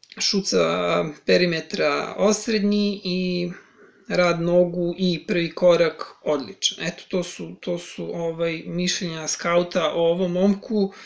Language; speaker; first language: Serbian; native; Serbian